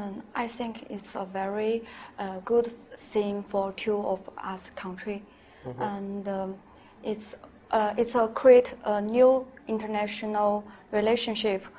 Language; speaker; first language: English; non-native, learner; Chinese